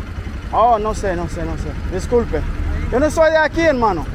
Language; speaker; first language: Spanish; non-native, learner; English